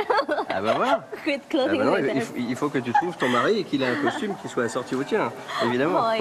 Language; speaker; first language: French; native; French